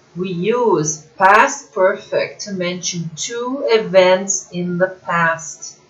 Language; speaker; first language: English; non-native, fluent; Portuguese